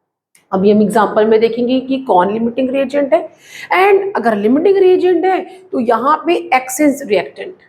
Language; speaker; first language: Hindi; native; Hindi